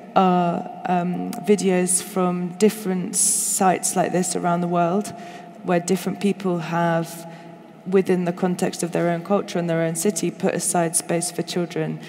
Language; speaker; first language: English; native; English